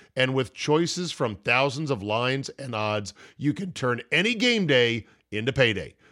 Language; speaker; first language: English; native; English